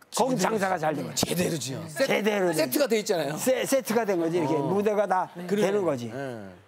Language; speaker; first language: Korean; native; Korean